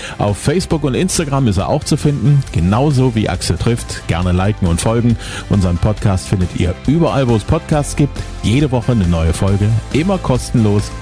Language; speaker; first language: German; native; German